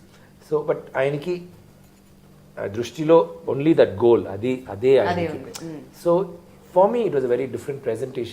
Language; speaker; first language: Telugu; non-native, learner; Tamil